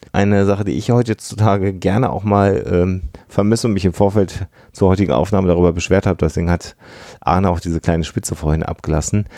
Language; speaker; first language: German; native; German